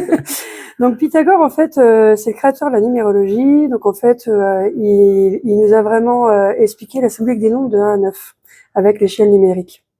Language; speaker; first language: French; native; French